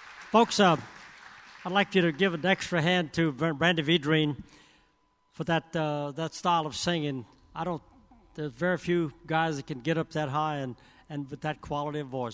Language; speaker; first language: English; early bilingual, other home language; French